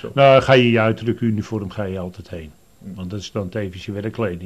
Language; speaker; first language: Dutch; native; Dutch